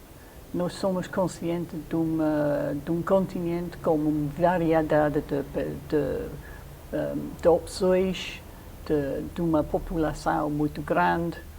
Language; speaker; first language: Portuguese; non-native, fluent; English